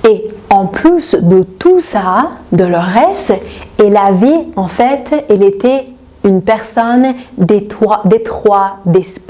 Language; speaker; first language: French; non-native, fluent; Persian